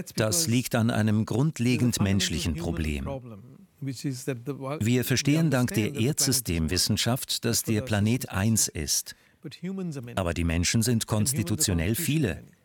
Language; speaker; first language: German; non-native, fluent; Hindi